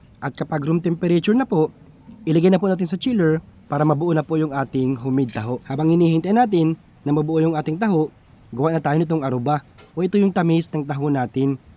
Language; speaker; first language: Filipino; native; Filipino